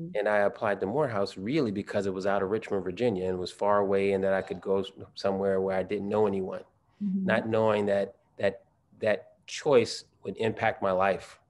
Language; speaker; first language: English; native; English